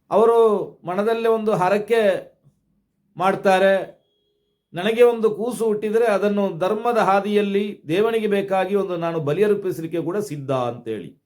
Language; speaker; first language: Kannada; non-native, local second language; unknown